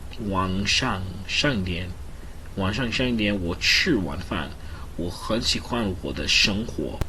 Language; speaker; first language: Chinese; non-native, learner; English